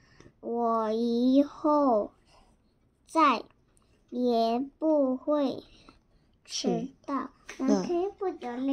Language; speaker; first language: Chinese; non-native, learner; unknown